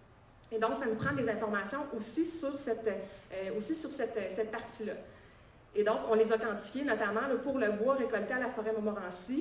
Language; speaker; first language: French; native; French